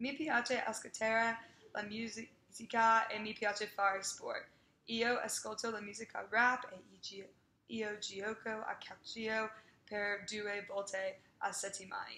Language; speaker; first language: Italian; non-native, learner; English